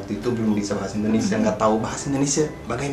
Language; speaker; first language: Indonesian; non-native, fluent; Portuguese